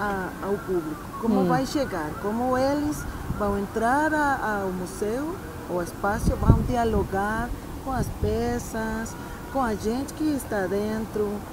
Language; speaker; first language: Portuguese; non-native, fluent; Spanish